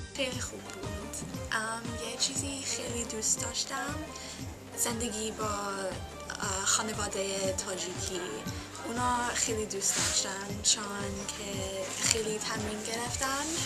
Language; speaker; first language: Persian; non-native, learner; English